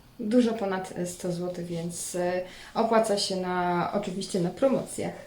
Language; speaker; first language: Polish; native; Polish